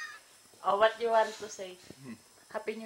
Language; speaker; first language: English; non-native, learner; Filipino